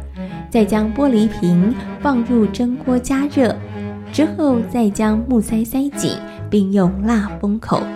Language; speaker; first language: Chinese; native; Chinese